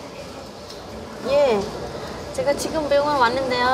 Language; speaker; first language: Korean; non-native, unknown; Vietnamese